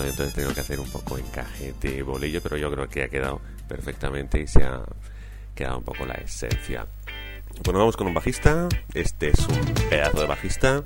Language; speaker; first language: Spanish; native; Spanish